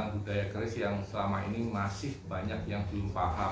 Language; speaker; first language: Indonesian; native; Indonesian